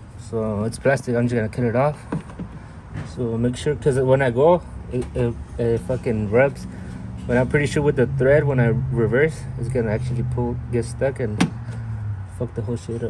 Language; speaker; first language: English; early bilingual, other home language; Spanish